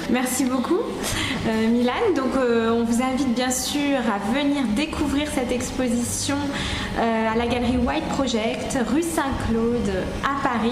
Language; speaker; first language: French; native; French